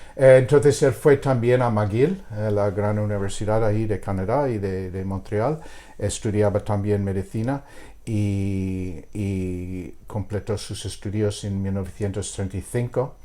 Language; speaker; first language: Spanish; non-native, fluent; English